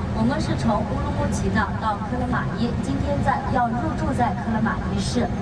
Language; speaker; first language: Chinese; non-native, local second language; Kazakh